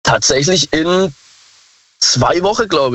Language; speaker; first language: German; native; German